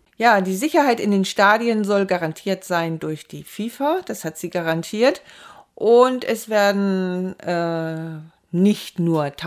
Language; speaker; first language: German; native; German